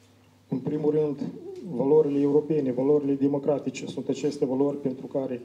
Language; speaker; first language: Romanian; non-native, learner; Ukrainian